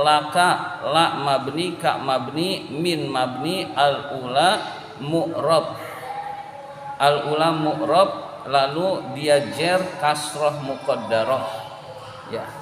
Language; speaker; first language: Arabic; non-native, fluent; Indonesian